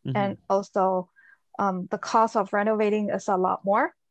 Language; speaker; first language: English; early bilingual, other home language; Chinese